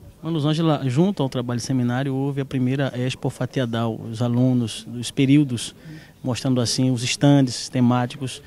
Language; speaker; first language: Portuguese; native; Portuguese